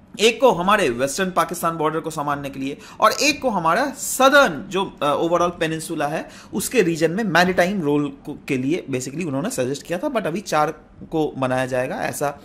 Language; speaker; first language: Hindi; non-native, local second language; Assamese